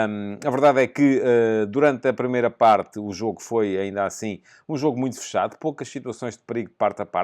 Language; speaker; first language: Portuguese; native; Portuguese